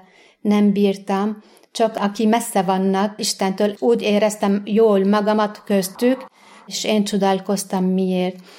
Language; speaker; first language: Hungarian; non-native, fluent; Arabic